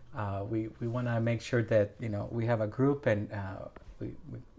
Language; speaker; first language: English; non-native, fluent; Spanish